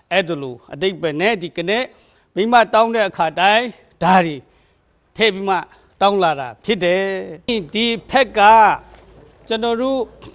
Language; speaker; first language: Burmese; non-native, local second language; Kachin